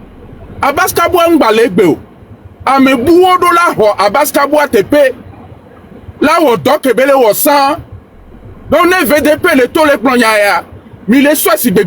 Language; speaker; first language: French; non-native, local second language; Ewe